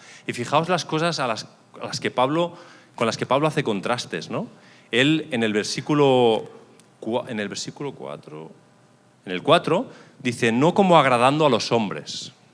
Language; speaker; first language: Spanish; native; Spanish